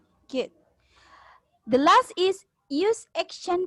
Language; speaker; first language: English; non-native, learner; Indonesian